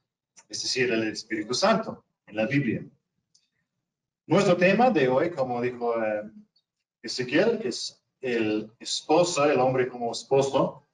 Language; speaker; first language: Spanish; non-native, fluent; English